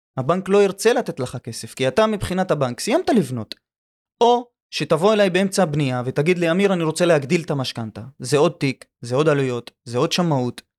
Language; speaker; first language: Hebrew; non-native, local second language; Arabic